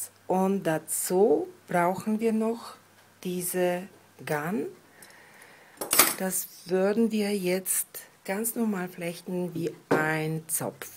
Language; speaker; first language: German; non-native, fluent; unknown